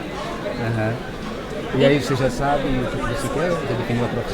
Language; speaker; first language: Portuguese; native; Portuguese